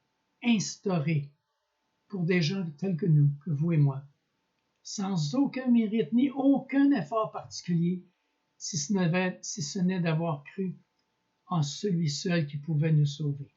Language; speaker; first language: French; native; French